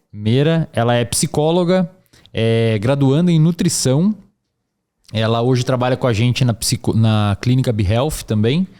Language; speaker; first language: Portuguese; native; Portuguese